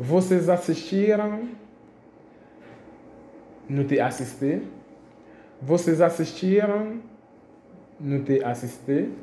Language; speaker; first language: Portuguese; non-native, fluent; Haitian Creole